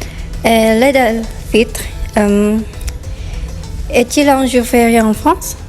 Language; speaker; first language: French; non-native, learner; Indonesian